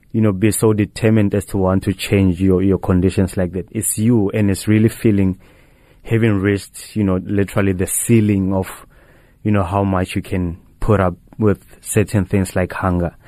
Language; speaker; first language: English; non-native, local second language; Tswana